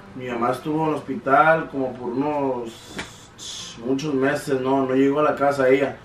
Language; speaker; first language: Spanish; early bilingual, heritage; Spanish